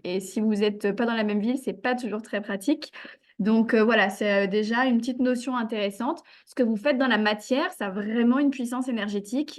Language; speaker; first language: French; native; French